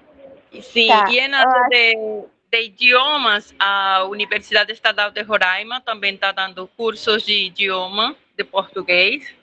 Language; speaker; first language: Portuguese; non-native, fluent; Spanish